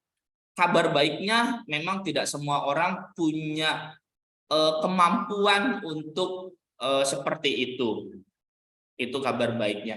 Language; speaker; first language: Indonesian; native; Indonesian